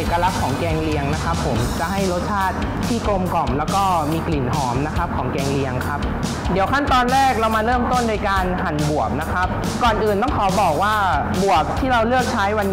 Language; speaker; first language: Thai; native; Thai